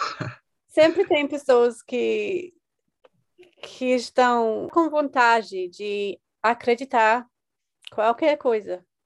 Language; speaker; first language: Portuguese; non-native, fluent; English